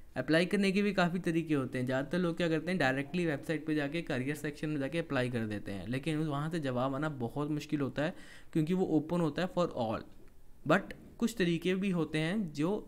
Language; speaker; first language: Hindi; native; Hindi